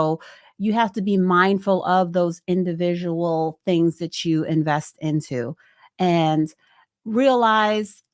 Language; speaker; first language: English; native; English